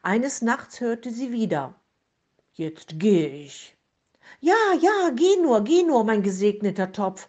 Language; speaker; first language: German; native; German